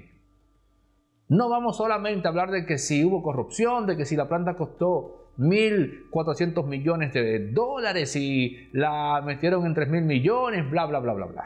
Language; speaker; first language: Spanish; native; Spanish